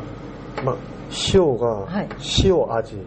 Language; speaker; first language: Japanese; non-native, learner; Korean